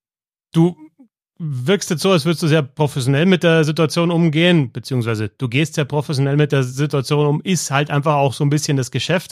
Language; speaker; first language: German; native; German